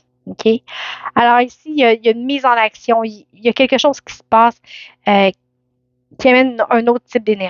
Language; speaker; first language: French; native; French